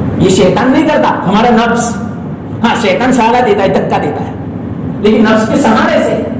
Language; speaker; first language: Urdu; non-native, local second language; Gujarati